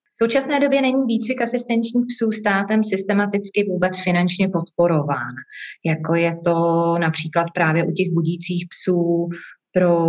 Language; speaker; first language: Czech; native; Czech